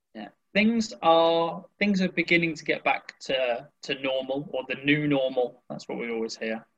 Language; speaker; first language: English; native; English